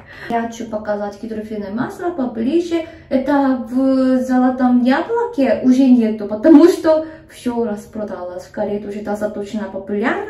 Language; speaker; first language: Russian; non-native, fluent; Korean